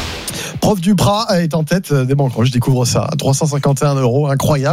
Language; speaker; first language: French; native; French